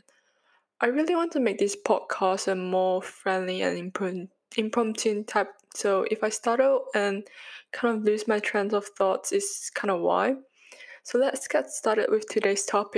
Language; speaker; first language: English; non-native, local second language; Chinese